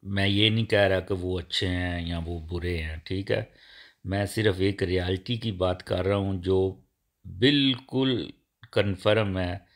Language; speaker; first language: Urdu; non-native, local second language; Punjabi